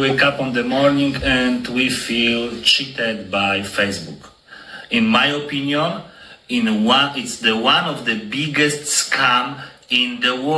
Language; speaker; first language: English; non-native, learner; Polish